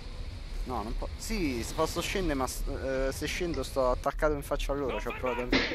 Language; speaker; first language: Italian; native; Italian